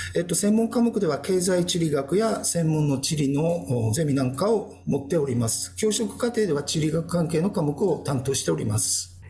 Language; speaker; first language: Japanese; native; Japanese